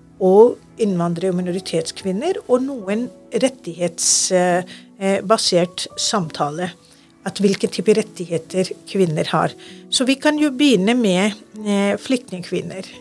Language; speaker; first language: Norwegian; non-native, fluent; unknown